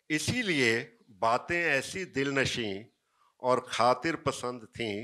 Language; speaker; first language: Hindi; native; Hindi